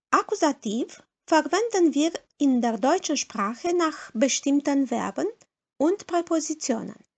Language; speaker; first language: German; non-native, fluent; Romanian